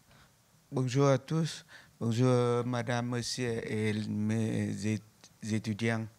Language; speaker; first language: French; non-native, learner; Vietnamese